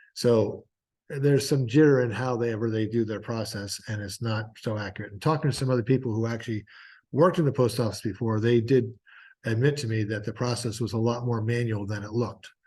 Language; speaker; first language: English; native; English